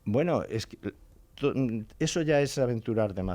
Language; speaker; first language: Spanish; native; Spanish